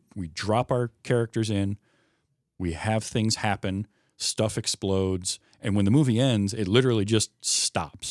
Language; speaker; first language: English; native; English